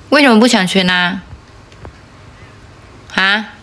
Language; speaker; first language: Chinese; non-native, fluent; Vietnamese